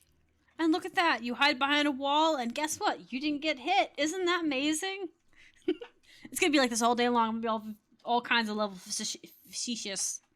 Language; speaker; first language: English; native; English